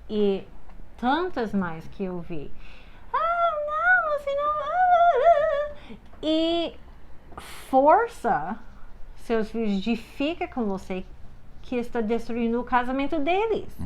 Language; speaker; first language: Portuguese; non-native, fluent; English